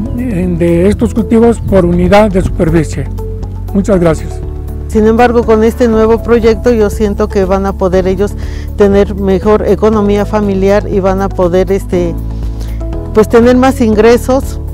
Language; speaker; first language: Spanish; native; Spanish